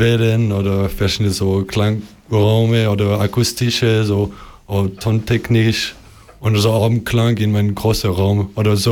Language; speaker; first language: German; non-native, learner; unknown